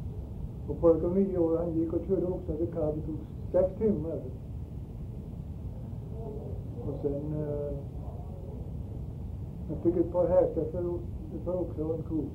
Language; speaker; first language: Swedish; early bilingual, heritage; Swedish